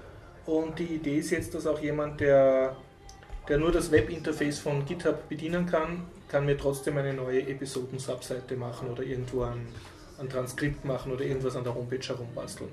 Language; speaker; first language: German; native; German